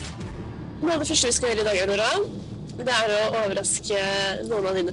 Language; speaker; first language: Norwegian; native; Norwegian